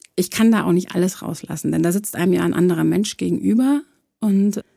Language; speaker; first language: German; early bilingual, other home language; Croatian